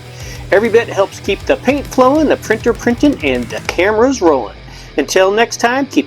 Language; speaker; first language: English; native; English